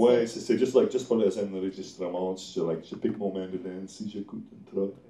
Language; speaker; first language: French; non-native, learner; English